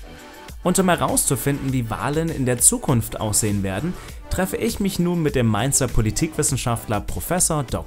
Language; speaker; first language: German; native; German